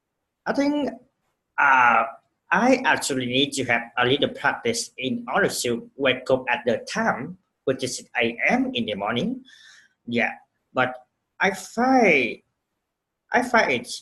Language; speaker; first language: English; non-native, fluent; Vietnamese